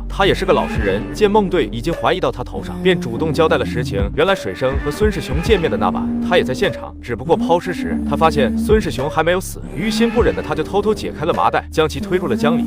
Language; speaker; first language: Chinese; native; Chinese